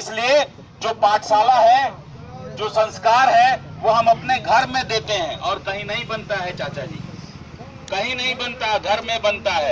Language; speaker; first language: Hindi; non-native, local second language; Bhojpuri